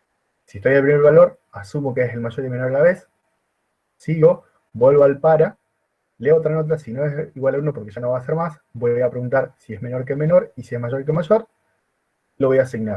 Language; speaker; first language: Spanish; native; Spanish